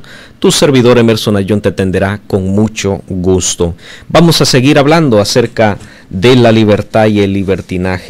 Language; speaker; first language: Spanish; native; Spanish